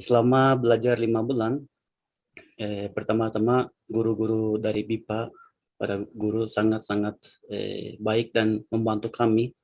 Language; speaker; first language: Indonesian; non-native, learner; Turkish